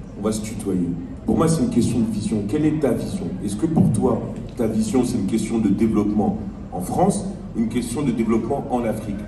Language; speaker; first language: French; native; French